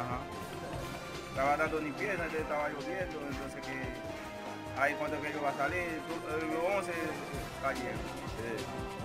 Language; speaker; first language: Spanish; non-native, learner; Haitian Creole